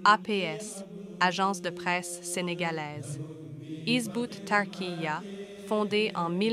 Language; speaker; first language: French; non-native, local second language; Wolof